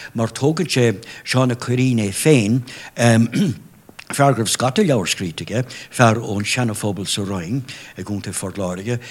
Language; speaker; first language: Irish; non-native, local second language; English